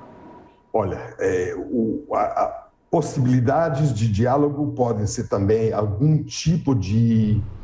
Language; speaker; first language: Portuguese; non-native, fluent; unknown